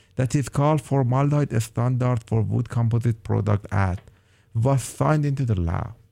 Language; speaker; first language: English; non-native, fluent; Persian